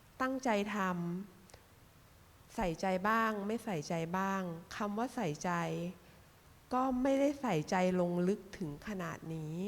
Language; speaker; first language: Thai; native; Thai